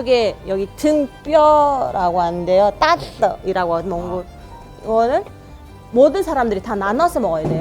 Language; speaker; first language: Korean; non-native, fluent; Mongolian